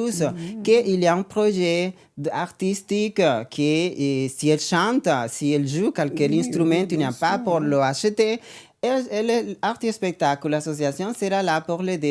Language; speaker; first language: French; non-native, learner; Spanish